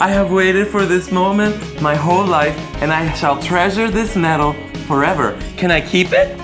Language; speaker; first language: English; non-native, local second language; Spanish